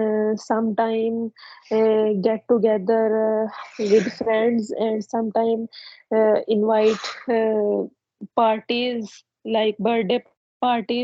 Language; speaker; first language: English; non-native, learner; Punjabi